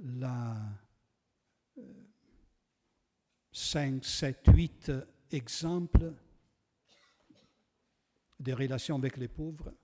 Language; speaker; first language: French; non-native, fluent; Italian